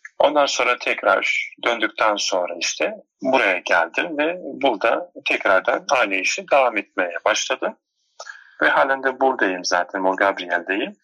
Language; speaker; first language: Turkish; non-native, local second language; Turoyo